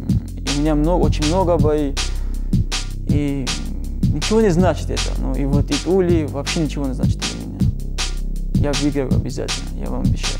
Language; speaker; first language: Russian; non-native, learner; Georgian